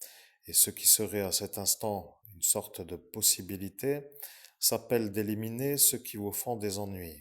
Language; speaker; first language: French; native; French